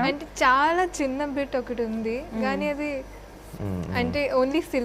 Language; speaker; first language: Telugu; non-native, fluent; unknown